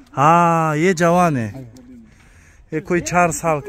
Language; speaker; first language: Hindi; non-native, fluent; Tajik